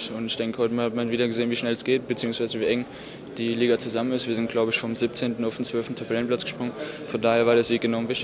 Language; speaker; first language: German; native; German